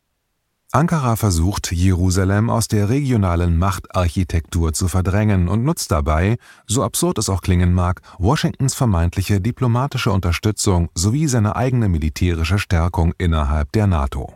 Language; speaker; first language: German; native; German